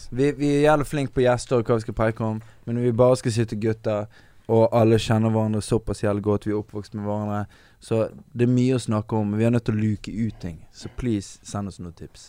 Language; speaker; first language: Norwegian; native; Norwegian